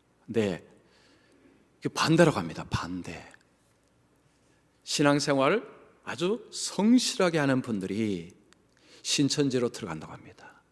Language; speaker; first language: Korean; native; Korean